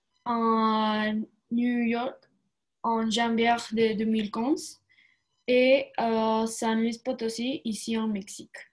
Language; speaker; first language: French; non-native, learner; Spanish